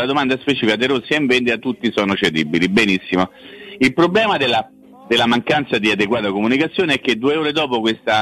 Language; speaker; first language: Italian; native; Italian